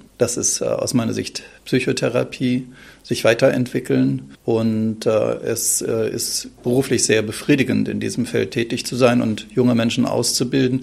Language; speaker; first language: German; native; German